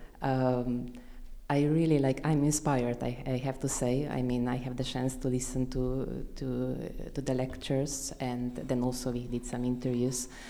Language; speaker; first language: English; non-native, fluent; Slovenian